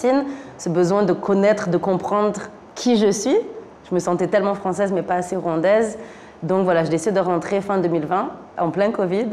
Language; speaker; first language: French; native; French